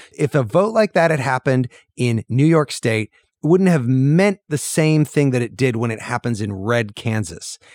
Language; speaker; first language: English; native; English